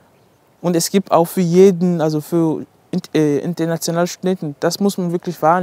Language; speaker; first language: German; non-native, fluent; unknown